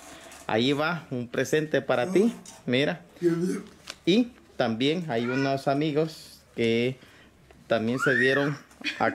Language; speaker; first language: Spanish; native; Spanish